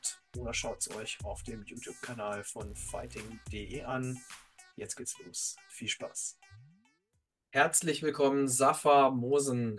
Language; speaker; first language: German; native; German